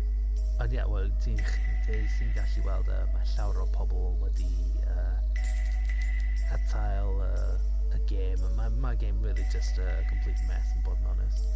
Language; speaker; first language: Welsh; non-native, learner; English